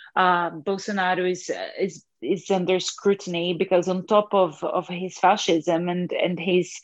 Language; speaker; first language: English; non-native, fluent; Portuguese